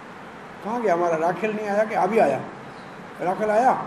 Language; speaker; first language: Hindi; native; Hindi